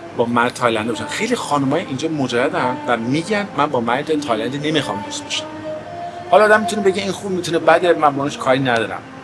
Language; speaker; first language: Persian; early bilingual, heritage; Persian